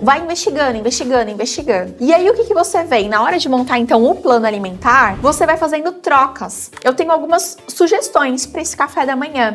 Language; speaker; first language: Portuguese; native; Portuguese